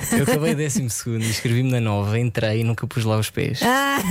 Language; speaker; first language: Portuguese; early bilingual, other home language; French